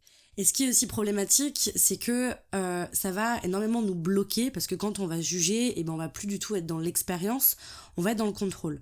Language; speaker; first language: French; native; French